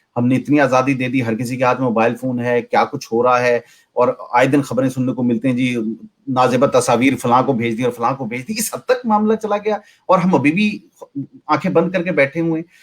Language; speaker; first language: Urdu; native; Urdu